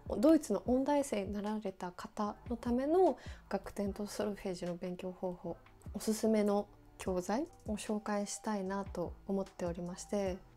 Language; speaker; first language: Japanese; native; Japanese